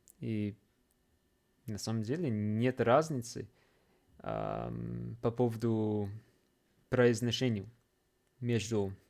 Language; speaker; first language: Russian; non-native, fluent; English